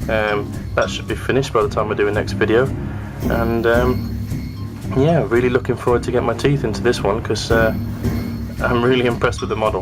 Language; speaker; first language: English; native; English